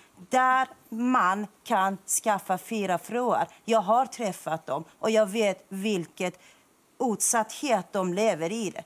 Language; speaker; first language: Swedish; non-native, fluent; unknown